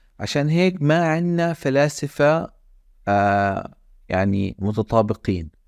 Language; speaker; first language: Arabic; native; Arabic